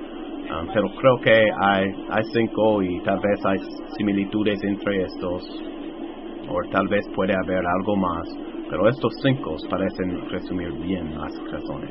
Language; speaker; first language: Spanish; non-native, fluent; English